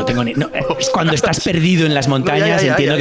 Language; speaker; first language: Spanish; non-native, local second language; Catalan